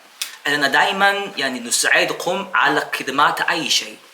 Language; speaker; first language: Arabic; non-native, learner; Korean